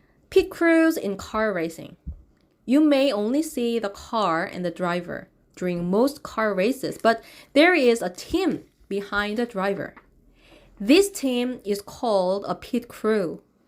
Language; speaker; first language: English; non-native, fluent; Korean